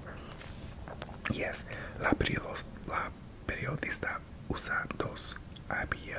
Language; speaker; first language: Spanish; non-native, learner; English